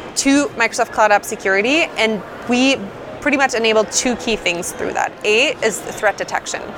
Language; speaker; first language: English; non-native, fluent; German